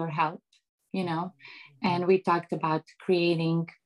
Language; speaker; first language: English; non-native, fluent; Bosnian